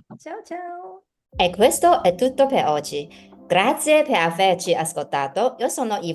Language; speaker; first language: Italian; non-native, learner; Chinese